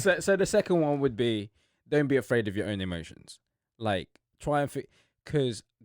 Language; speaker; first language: English; native; English